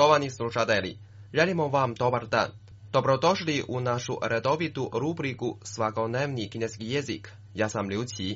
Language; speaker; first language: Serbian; non-native, fluent; Chinese